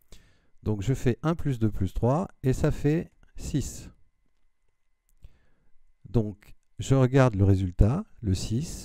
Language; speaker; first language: French; native; French